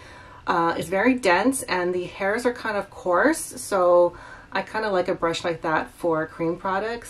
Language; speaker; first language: English; native; English